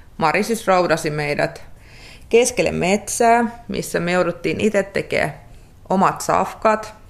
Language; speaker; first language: Finnish; early bilingual, other home language; Russian